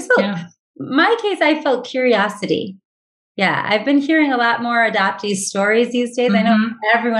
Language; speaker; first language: English; native; English